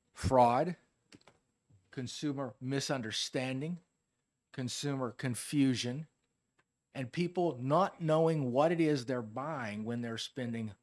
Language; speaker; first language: English; native; English